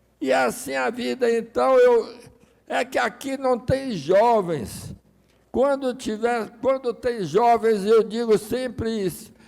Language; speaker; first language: Portuguese; early bilingual, other home language; Russian